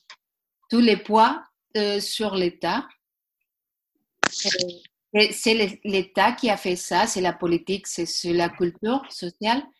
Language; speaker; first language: French; non-native, learner; Spanish